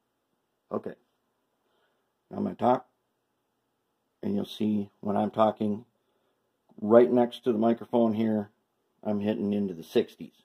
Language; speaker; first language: English; native; English